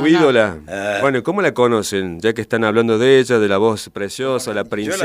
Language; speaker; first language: Spanish; native; Spanish